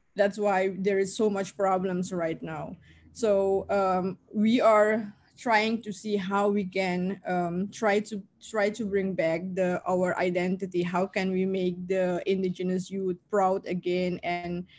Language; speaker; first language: English; non-native, fluent; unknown